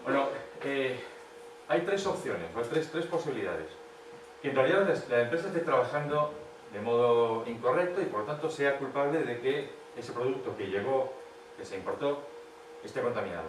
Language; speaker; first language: Spanish; native; Spanish